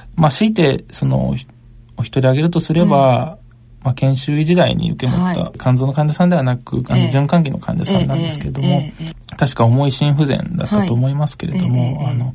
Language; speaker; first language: Japanese; native; Japanese